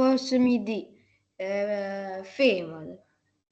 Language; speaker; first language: French; non-native, learner; Arabic